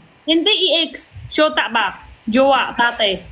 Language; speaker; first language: Filipino; non-native, local second language; Cebuano